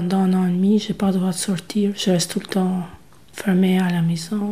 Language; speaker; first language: French; non-native, learner; Albanian